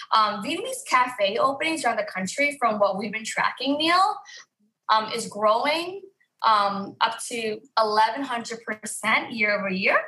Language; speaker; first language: English; early bilingual, other home language; Vietnamese